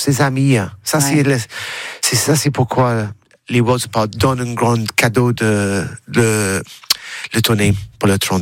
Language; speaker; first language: French; non-native, learner; English